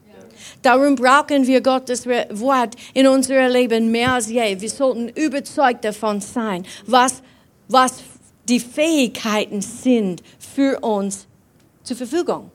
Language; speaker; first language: German; non-native, fluent; English